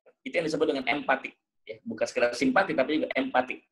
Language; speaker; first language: Indonesian; native; Indonesian